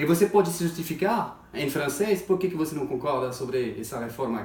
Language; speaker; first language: Portuguese; non-native, fluent; French